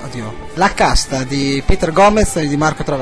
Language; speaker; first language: Italian; native; Italian